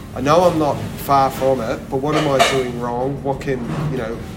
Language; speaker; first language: English; native; English